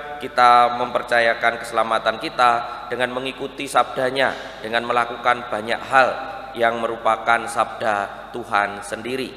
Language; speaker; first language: Indonesian; non-native, local second language; Javanese